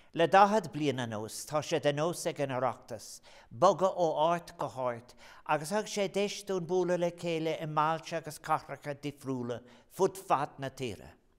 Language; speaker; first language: Irish; non-native, local second language; English